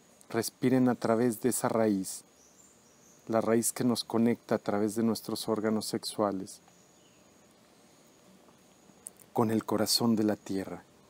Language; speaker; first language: Spanish; native; Spanish